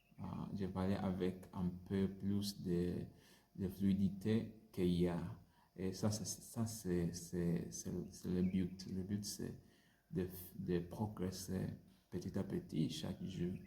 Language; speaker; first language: French; non-native, learner; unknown